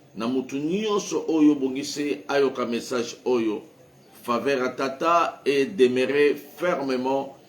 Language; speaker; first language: Lingala; non-native, local second language; Kongo